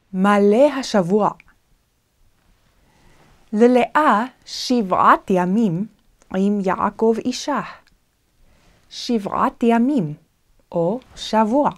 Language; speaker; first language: Hebrew; non-native, fluent; Korean